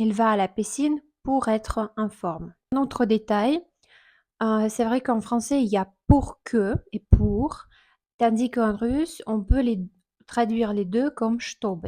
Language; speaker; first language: French; non-native, fluent; Russian